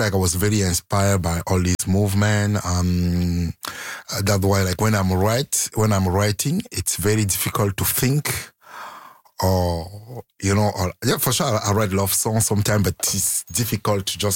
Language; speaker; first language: English; non-native, local second language; French